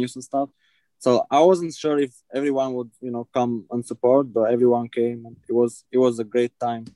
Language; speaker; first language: English; non-native, fluent; Albanian